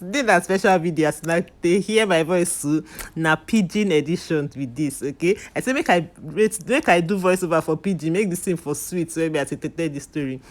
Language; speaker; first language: Nigerian Pidgin; non-native, local second language; Igbo